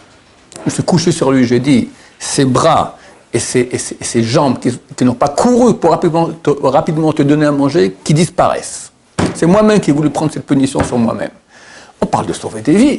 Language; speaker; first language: French; native; French